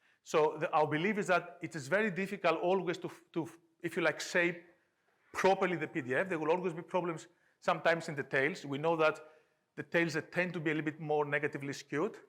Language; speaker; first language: English; non-native, fluent; Greek